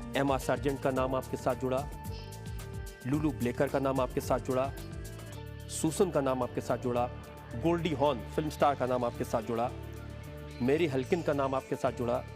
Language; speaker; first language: Hindi; native; Hindi